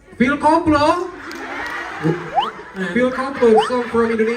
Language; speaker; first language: English; non-native, learner; Indonesian